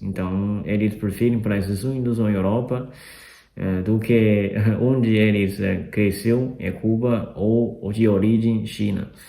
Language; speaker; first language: Portuguese; non-native, fluent; Chinese